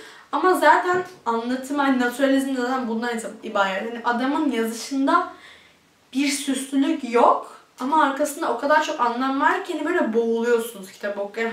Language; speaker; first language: Turkish; early bilingual, heritage; Turkish